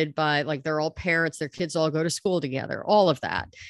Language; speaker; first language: English; native; English